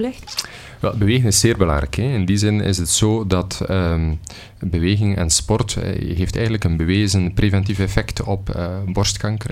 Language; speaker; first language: Dutch; native; Dutch